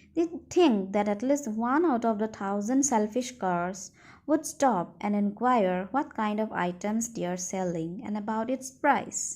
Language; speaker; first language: English; non-native, local second language; Assamese